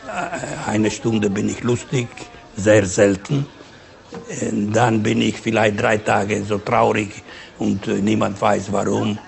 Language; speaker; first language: German; non-native, learner; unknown